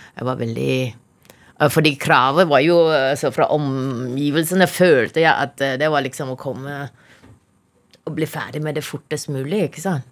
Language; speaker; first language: Norwegian; non-native, fluent; Chinese